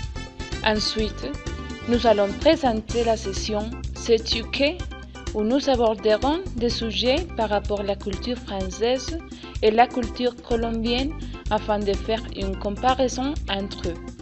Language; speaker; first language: French; non-native, learner; Spanish